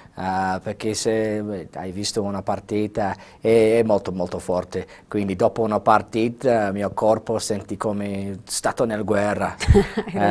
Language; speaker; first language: Italian; non-native, fluent; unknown